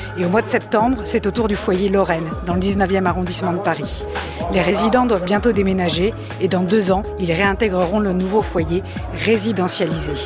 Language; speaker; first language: French; native; French